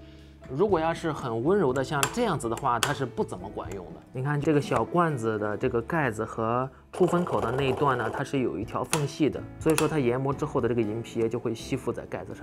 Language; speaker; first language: Chinese; native; Chinese